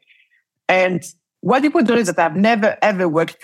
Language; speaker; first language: English; non-native, fluent; French